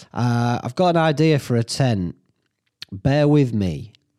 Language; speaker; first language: English; native; English